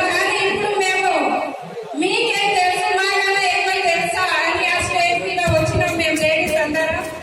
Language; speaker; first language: Telugu; non-native, local second language; Hindi